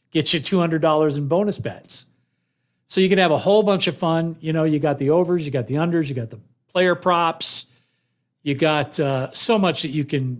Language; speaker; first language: English; native; English